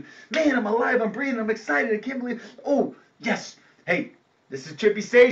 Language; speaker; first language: English; native; English